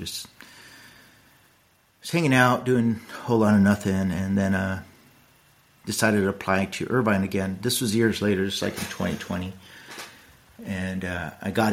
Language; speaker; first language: English; native; English